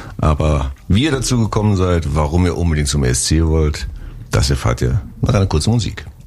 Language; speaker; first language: German; native; German